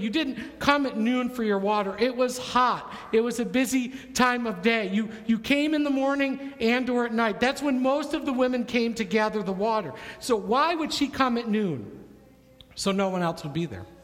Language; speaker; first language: English; native; English